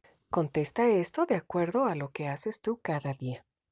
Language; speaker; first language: Spanish; native; Spanish